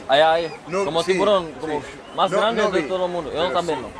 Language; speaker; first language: Spanish; non-native, learner; Czech